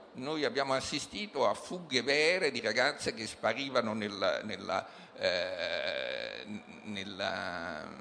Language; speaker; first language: Italian; native; Italian